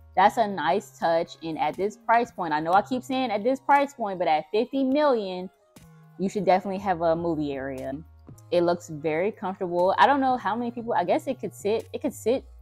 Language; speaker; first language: English; native; English